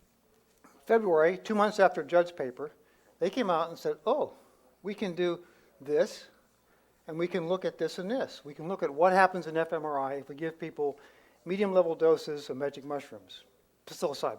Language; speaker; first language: English; native; English